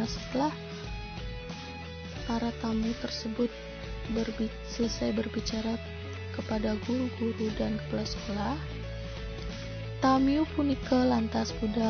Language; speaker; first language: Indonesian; non-native, local second language; Balinese